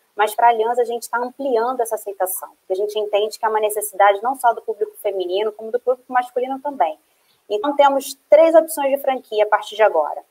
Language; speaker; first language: Portuguese; native; Portuguese